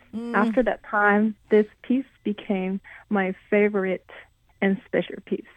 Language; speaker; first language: English; non-native, fluent; Korean